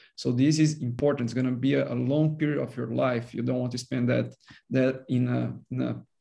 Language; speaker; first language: English; non-native, fluent; Portuguese